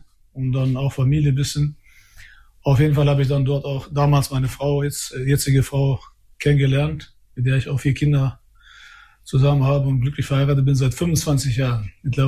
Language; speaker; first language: German; early bilingual, other home language; Albanian